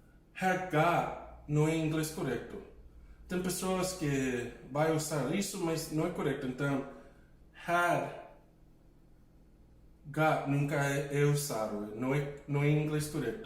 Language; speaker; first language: Portuguese; non-native, fluent; English